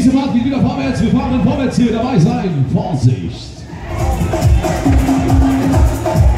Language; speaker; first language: German; native; German